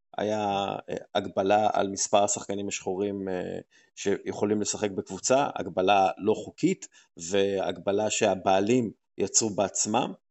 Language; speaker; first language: Hebrew; native; Hebrew